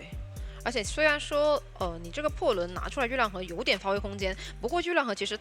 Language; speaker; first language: Chinese; native; Chinese